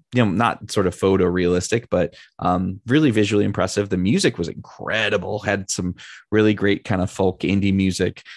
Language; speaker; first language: English; native; English